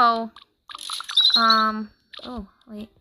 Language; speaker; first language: English; native; English